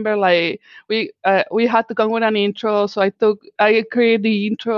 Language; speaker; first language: English; non-native, fluent; Spanish